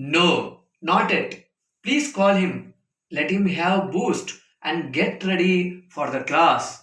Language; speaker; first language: English; non-native, local second language; Kannada